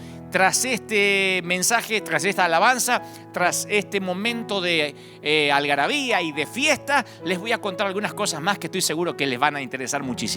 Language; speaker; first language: Spanish; native; Spanish